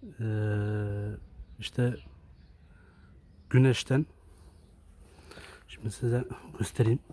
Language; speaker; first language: Turkish; early bilingual, heritage; Turkish